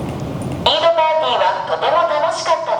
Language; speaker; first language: Japanese; non-native, learner; Bangla